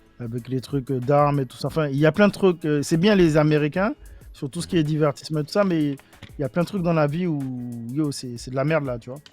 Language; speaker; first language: French; native; French